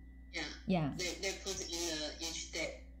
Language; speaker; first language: English; non-native, learner; Chinese